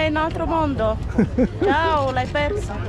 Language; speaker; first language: Italian; non-native, learner; Filipino